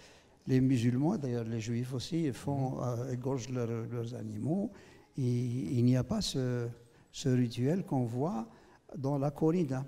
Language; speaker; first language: French; non-native, local second language; Kabyle